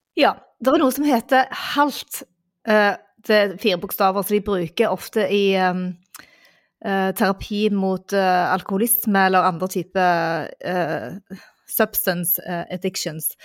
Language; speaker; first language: Norwegian; native; Norwegian